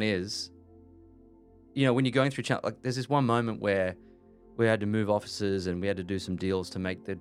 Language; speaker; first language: English; native; English